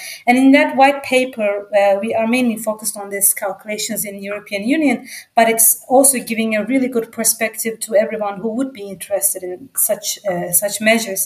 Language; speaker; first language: English; non-native, fluent; Turkish